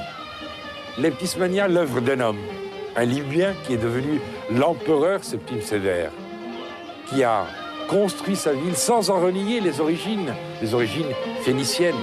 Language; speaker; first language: French; native; French